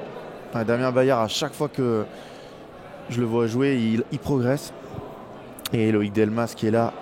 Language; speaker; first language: French; native; French